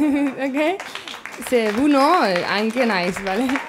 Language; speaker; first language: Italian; non-native, learner; Catalan